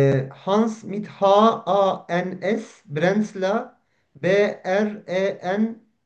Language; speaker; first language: German; non-native, learner; Turkish